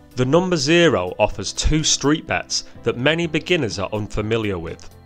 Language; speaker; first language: English; native; English